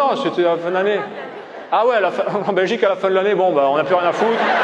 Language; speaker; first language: French; native; French